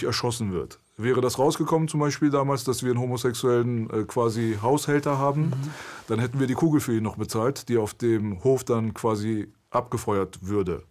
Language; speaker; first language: German; early bilingual, other home language; Persian